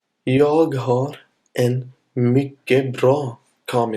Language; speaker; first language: Swedish; non-native, fluent; Arabic